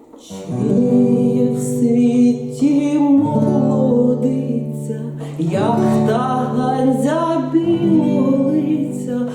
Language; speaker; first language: Ukrainian; native; Ukrainian